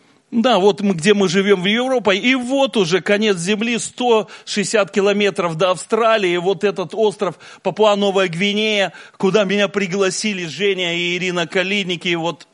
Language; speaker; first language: Russian; native; Russian